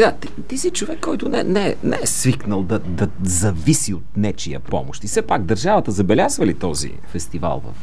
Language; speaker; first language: Bulgarian; native; Bulgarian